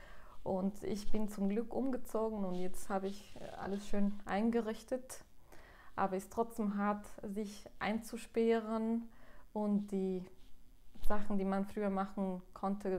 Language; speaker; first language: German; non-native, fluent; Spanish